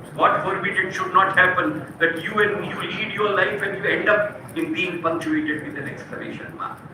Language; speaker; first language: English; non-native, local second language; Hindi